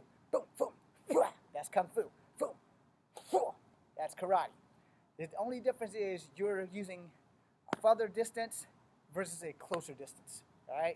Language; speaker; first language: English; native; English